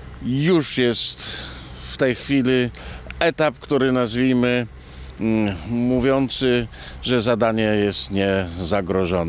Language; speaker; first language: Polish; native; Polish